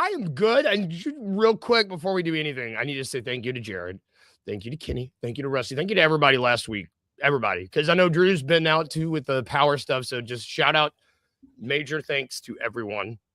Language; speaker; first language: English; native; English